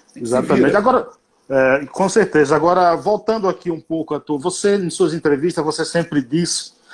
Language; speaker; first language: Portuguese; native; Portuguese